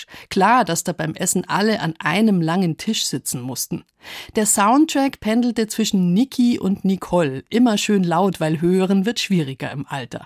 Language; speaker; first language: German; native; German